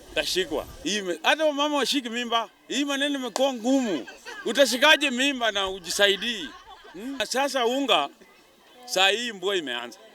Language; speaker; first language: Swahili; non-native, local second language; Luo (Kenya and Tanzania)